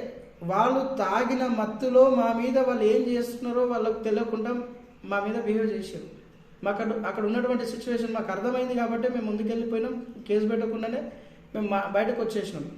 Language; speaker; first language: Telugu; native; Telugu